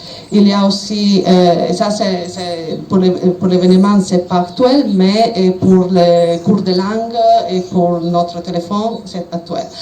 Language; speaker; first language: French; non-native, learner; Italian